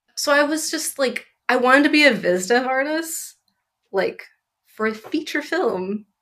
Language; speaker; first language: English; native; English